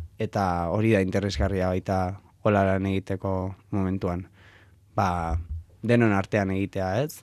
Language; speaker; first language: Basque; native; Basque